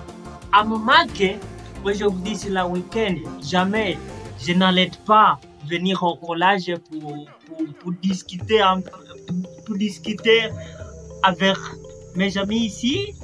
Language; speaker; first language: French; non-native, learner; Swahili